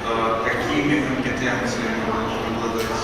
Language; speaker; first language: Russian; native; Russian